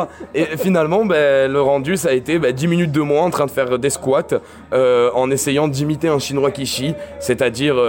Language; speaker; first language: French; native; French